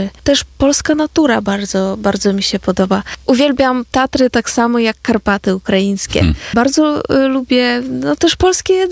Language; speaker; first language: Polish; non-native, fluent; Ukrainian